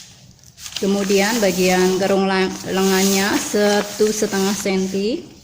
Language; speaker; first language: Indonesian; native; Indonesian